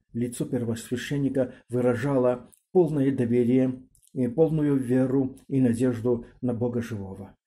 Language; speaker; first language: Russian; non-native, local second language; Armenian